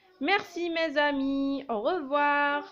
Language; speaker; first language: French; non-native, local second language; Arabic